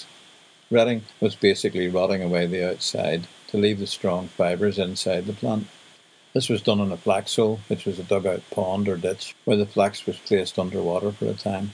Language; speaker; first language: English; native; English